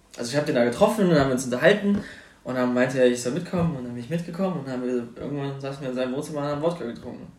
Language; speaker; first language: German; early bilingual, other home language; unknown